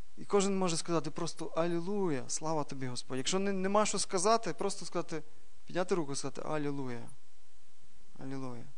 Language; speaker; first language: Ukrainian; non-native, local second language; Russian